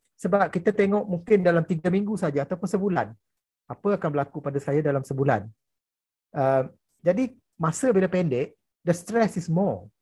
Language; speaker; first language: Malay; native; Malay